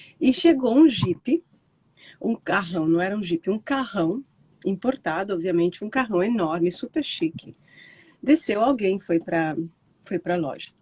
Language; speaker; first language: Portuguese; non-native, fluent; Italian